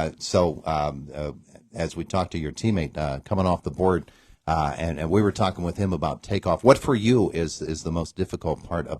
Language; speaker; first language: English; native; English